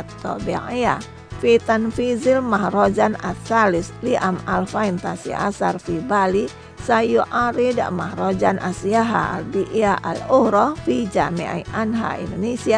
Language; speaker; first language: Arabic; non-native, fluent; Indonesian